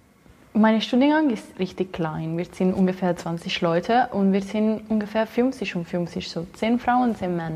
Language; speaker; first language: German; non-native, learner; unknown